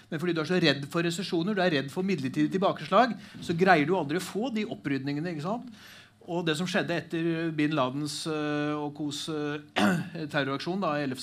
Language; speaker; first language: Norwegian; native; Norwegian